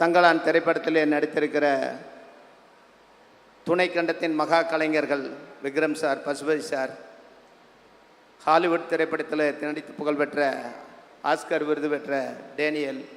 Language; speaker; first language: Tamil; native; Tamil